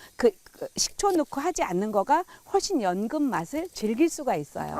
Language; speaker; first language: Korean; native; Korean